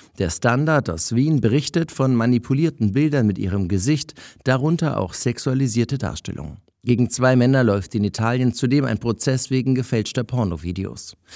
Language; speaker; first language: German; native; German